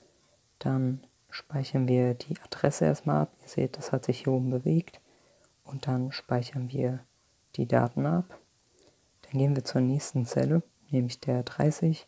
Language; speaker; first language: German; native; German